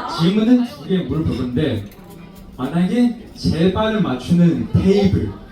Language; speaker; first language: Korean; non-native, fluent; Chinese